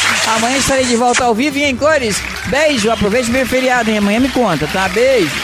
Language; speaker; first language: Portuguese; native; Portuguese